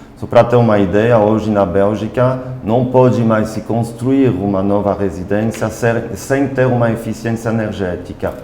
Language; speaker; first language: Portuguese; non-native, fluent; French